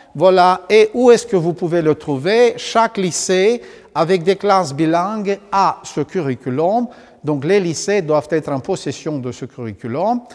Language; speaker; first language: French; non-native, fluent; Romanian